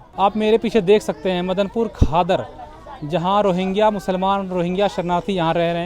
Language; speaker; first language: Hindi; native; Hindi